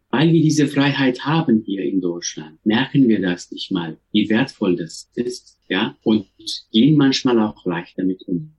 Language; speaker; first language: German; non-native, fluent; Turkish